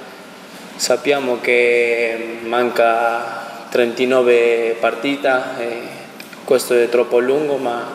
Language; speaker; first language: Italian; non-native, learner; Spanish